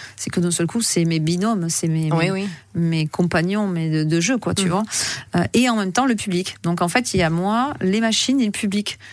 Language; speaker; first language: French; native; French